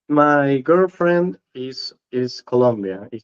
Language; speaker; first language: English; non-native, learner; Spanish